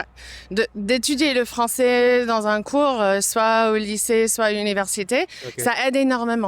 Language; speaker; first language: French; non-native, fluent; English